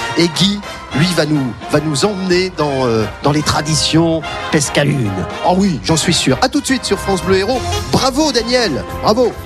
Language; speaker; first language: French; native; French